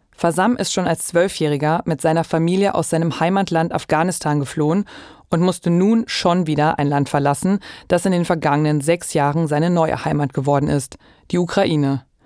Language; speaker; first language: German; native; German